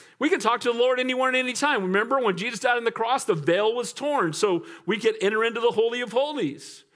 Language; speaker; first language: English; native; English